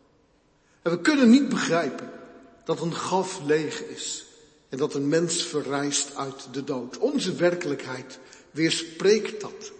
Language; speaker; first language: Dutch; native; Dutch